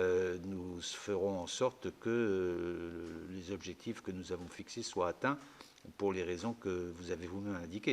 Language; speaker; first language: French; native; French